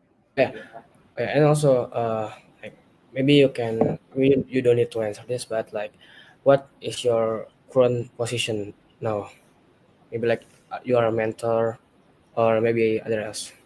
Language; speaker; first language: English; non-native, learner; Indonesian